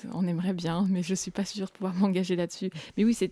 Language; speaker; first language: French; early bilingual, other home language; Russian